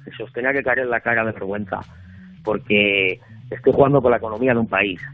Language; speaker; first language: Spanish; native; Spanish